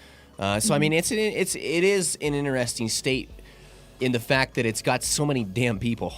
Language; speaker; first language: English; native; English